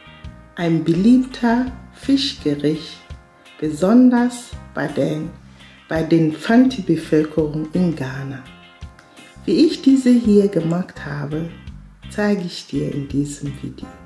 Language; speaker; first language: German; non-native, fluent; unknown